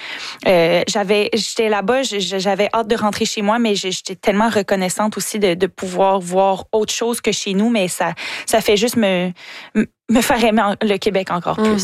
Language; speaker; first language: French; native; French